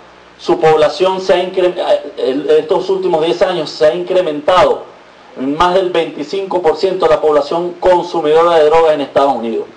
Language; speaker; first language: Spanish; native; Spanish